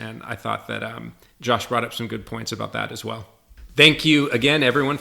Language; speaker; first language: English; native; English